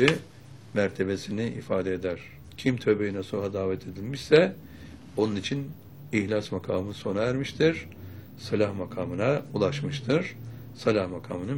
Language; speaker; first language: Turkish; native; Turkish